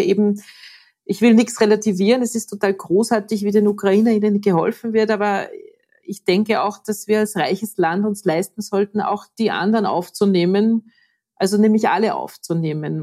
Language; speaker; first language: German; native; German